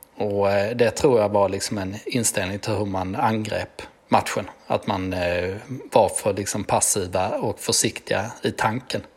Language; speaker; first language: Swedish; native; Swedish